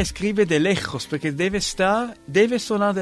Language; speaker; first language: Spanish; non-native, fluent; Italian